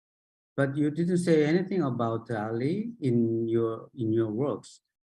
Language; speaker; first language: English; non-native, learner; Japanese